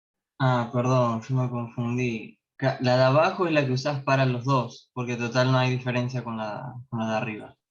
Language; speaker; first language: Spanish; native; Spanish